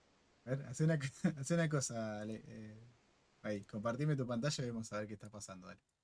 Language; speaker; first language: Spanish; native; Spanish